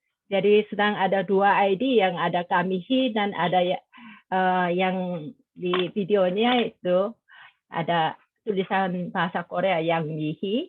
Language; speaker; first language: Indonesian; non-native, fluent; Korean